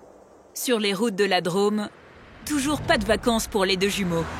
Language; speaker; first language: French; native; French